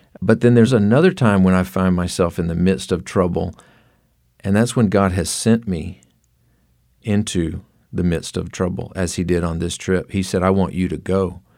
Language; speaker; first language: English; native; English